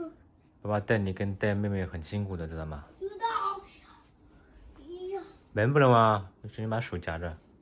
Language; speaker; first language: Chinese; native; Chinese